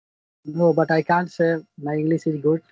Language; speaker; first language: English; non-native, learner; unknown